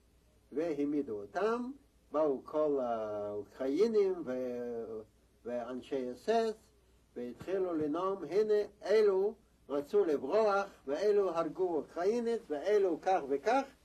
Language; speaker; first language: Hebrew; non-native, fluent; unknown